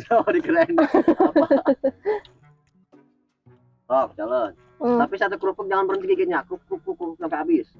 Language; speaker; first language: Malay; non-native, local second language; Sundanese